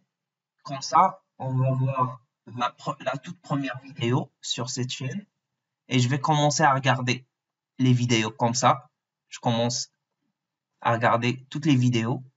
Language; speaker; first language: French; non-native, local second language; Arabic